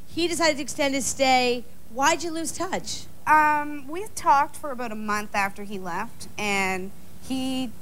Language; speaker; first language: English; native; English